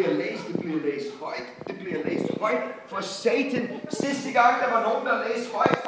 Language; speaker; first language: Danish; non-native, fluent; English